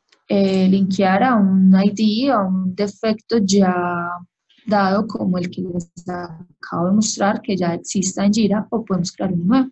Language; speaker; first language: Spanish; native; Spanish